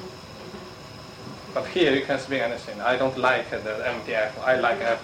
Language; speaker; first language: English; non-native, fluent; Chinese